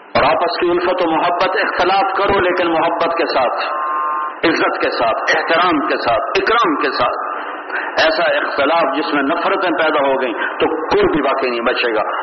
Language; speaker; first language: Urdu; non-native, local second language; Punjabi